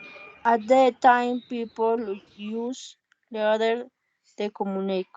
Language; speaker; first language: English; non-native, learner; Spanish